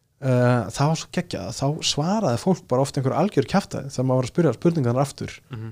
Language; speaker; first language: Icelandic; early bilingual, other home language; Portuguese